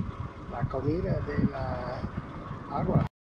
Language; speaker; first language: Spanish; non-native, learner; English